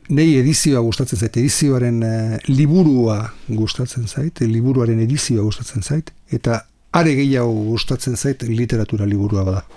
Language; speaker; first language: Basque; non-native, local second language; Spanish